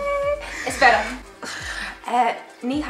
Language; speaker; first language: Spanish; non-native, learner; English